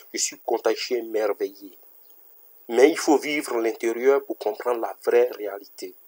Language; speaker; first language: French; native; French